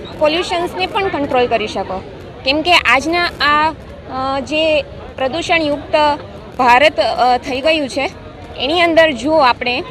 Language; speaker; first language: Gujarati; native; Gujarati